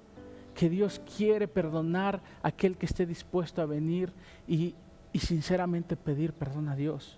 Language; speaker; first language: Spanish; native; Spanish